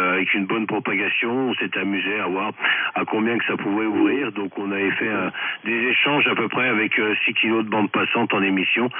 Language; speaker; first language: French; native; French